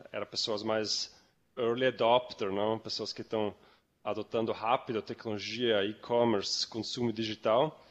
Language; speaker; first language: Portuguese; non-native, fluent; German